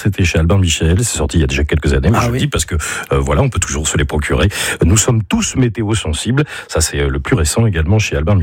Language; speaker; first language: French; native; French